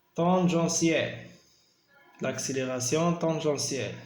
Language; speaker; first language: French; non-native, local second language; Arabic